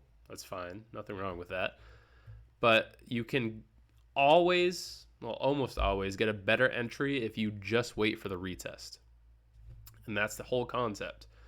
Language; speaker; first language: English; native; English